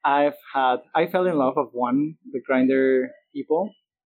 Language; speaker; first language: English; non-native, fluent; Spanish